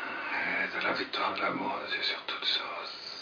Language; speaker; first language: French; native; French